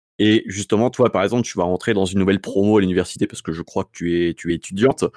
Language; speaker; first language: French; native; French